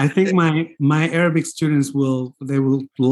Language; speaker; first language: English; non-native, fluent; Fula